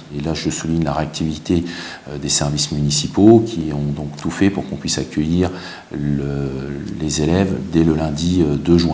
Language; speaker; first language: French; native; French